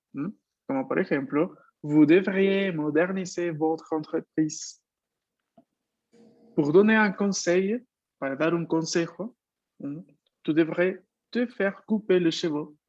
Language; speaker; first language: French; non-native, fluent; Spanish